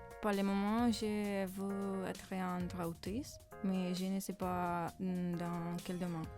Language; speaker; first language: French; non-native, learner; Romanian